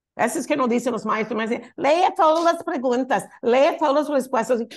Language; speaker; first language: Spanish; non-native, learner; English